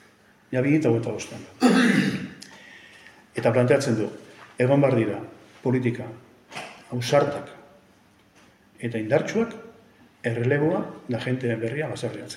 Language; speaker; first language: Basque; native; Basque